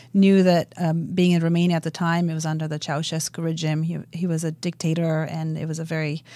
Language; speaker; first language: English; early bilingual, other home language; Romanian